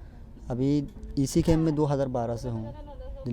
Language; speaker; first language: Hindi; non-native, fluent; Rohingya